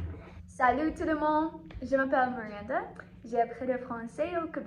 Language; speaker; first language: French; non-native, fluent; English